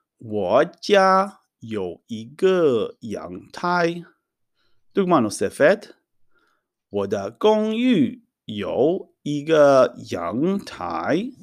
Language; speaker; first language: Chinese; non-native, fluent; Hebrew